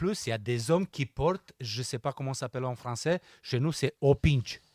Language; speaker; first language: French; non-native, fluent; Romanian